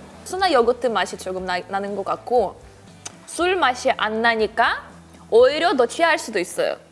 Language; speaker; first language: Korean; non-native, fluent; Russian